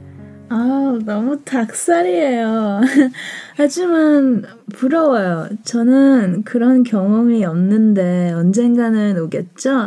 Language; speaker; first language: Korean; early bilingual, heritage; Korean